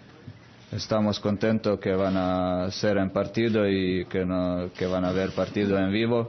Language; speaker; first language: Spanish; non-native, fluent; Croatian